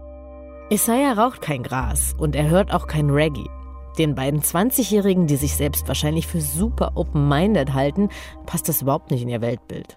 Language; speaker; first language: German; native; German